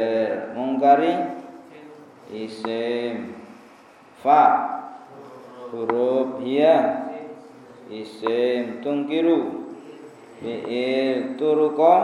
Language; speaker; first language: Arabic; non-native, fluent; Indonesian